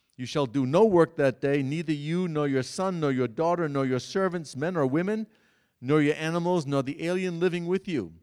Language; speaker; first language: English; native; English